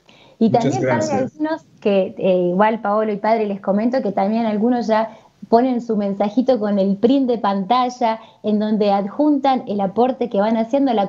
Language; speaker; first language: Spanish; native; Spanish